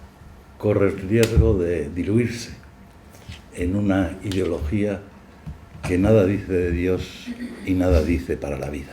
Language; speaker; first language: Spanish; native; Spanish